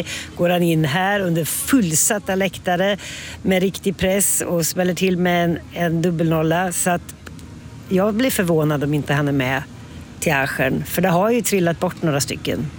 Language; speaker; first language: Swedish; native; Swedish